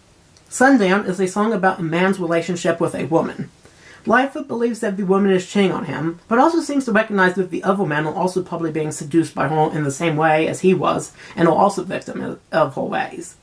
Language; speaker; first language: English; native; English